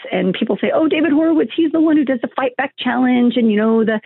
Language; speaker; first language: English; native; English